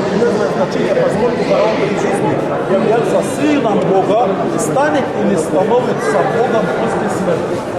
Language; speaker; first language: Russian; non-native, fluent; Arabic